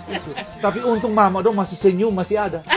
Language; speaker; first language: Indonesian; non-native, local second language; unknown